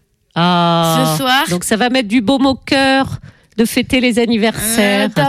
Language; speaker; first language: French; native; French